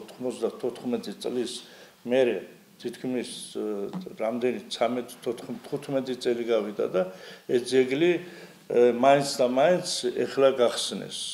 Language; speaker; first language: Georgian; non-native, local second language; Azerbaijani